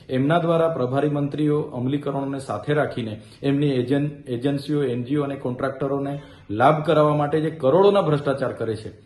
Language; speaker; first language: Gujarati; non-native, local second language; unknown